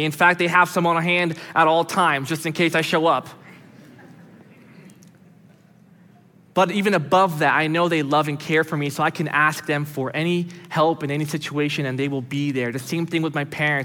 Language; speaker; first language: English; native; English